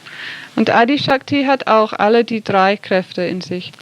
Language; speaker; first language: German; non-native, fluent; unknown